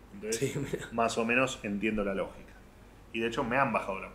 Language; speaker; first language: Spanish; native; Spanish